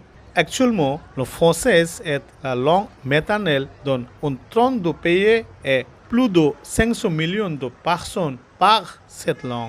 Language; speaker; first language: French; non-native, local second language; Bangla